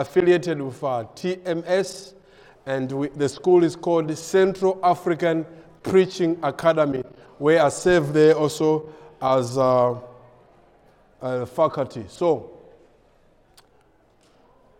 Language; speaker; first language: English; non-native, local second language; Nyanja